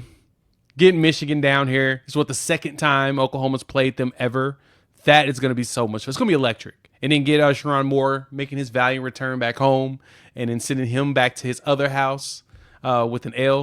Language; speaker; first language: English; native; English